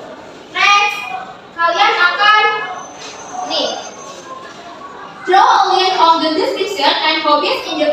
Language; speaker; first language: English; non-native, learner; Indonesian